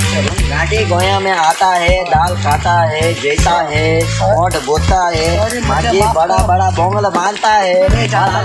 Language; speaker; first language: Hindi; non-native, local second language; Konkani